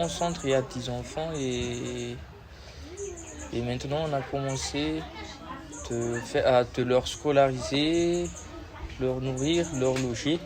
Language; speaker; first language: French; non-native, local second language; Malagasy